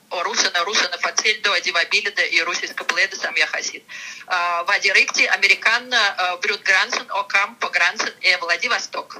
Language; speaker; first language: Danish; non-native, fluent; Russian